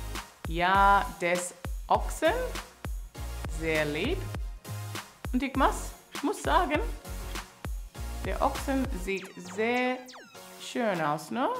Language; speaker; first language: German; non-native, learner; English